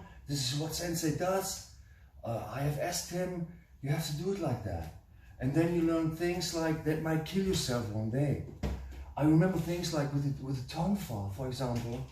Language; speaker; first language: English; non-native, fluent; German